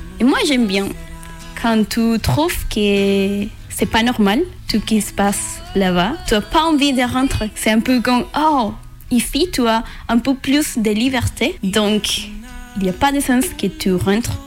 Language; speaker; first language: French; non-native, learner; Spanish